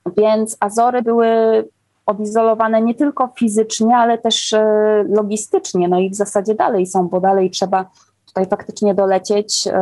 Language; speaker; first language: Polish; native; Polish